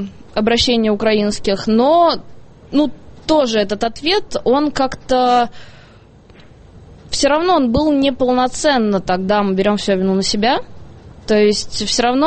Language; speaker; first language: Russian; native; Russian